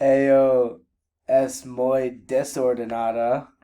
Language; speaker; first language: Spanish; non-native, learner; English